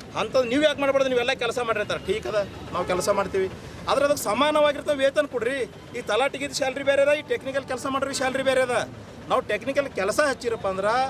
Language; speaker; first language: Kannada; native; Kannada